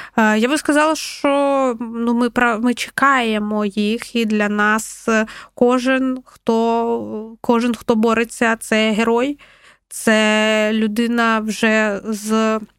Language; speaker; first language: Ukrainian; non-native, local second language; Russian